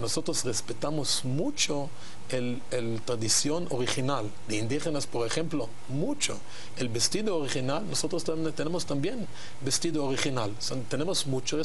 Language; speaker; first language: Spanish; non-native, learner; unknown